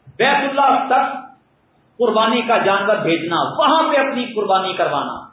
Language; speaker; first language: Urdu; non-native, local second language; Punjabi